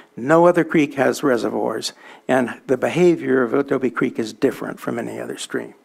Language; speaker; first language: English; native; English